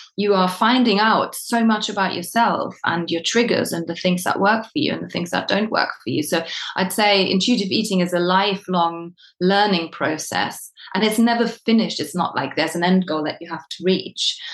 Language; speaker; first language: English; non-native, fluent; German